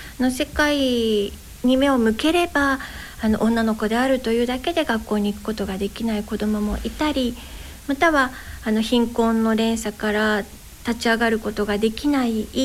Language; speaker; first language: Japanese; native; Japanese